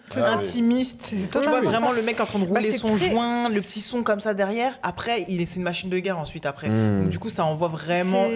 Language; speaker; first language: French; native; French